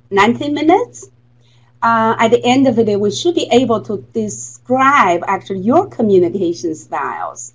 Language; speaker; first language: English; non-native, fluent; Chinese